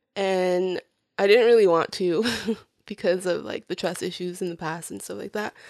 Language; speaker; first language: English; early bilingual, other home language; Spanish